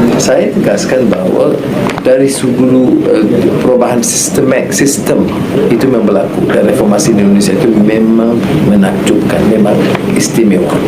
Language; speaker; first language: Malay; native; Malay